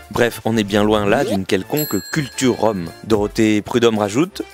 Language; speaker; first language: French; native; French